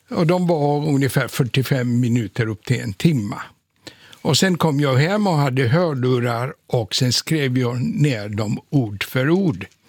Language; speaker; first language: Swedish; non-native, fluent; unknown